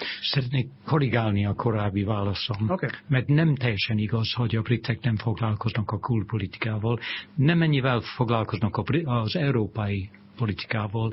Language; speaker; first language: Hungarian; non-native, fluent; English